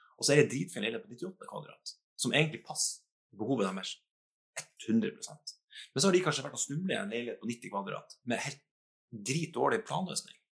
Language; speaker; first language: Norwegian; native; Norwegian